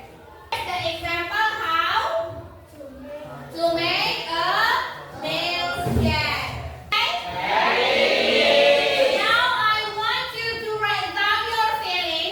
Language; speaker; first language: English; non-native, learner; Indonesian